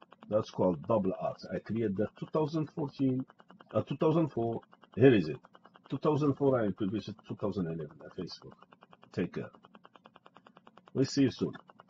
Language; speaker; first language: English; non-native, learner; Arabic